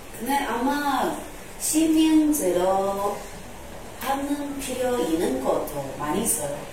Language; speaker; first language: Korean; non-native, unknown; Chinese